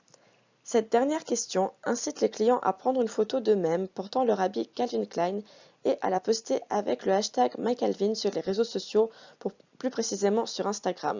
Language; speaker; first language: French; native; French